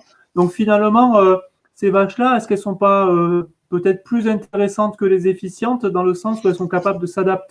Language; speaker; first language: French; native; French